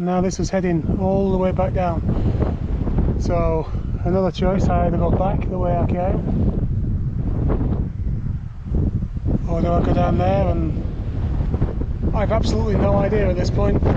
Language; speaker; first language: English; native; English